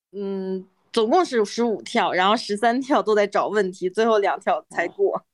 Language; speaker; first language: Chinese; native; Chinese